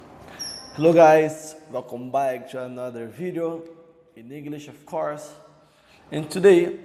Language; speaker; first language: English; non-native, learner; Portuguese